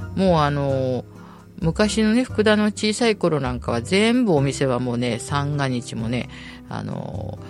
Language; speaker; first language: Japanese; native; Japanese